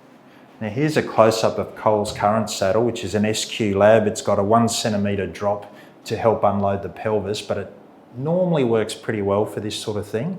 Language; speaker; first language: English; native; English